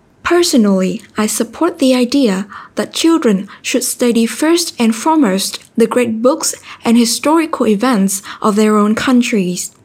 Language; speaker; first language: English; non-native, fluent; Vietnamese